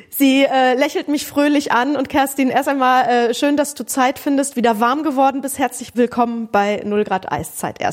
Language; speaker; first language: German; native; German